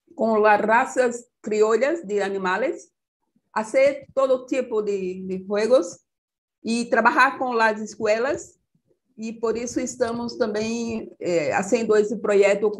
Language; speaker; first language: Portuguese; non-native, fluent; Spanish